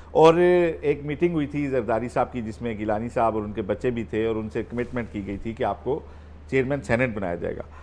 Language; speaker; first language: Urdu; native; Urdu